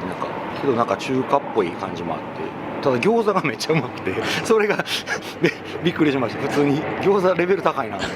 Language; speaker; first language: Japanese; native; Japanese